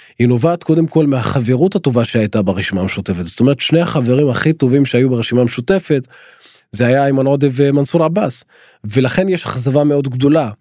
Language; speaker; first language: Hebrew; non-native, local second language; Arabic